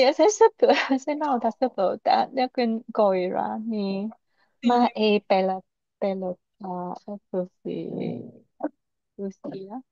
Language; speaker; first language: Finnish; non-native, learner; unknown